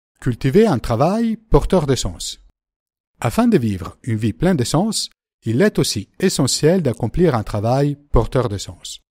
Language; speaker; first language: French; native; French